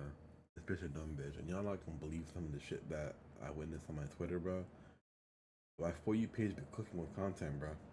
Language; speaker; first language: English; early bilingual, other home language; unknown